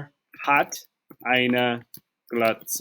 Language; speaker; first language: German; non-native, fluent; English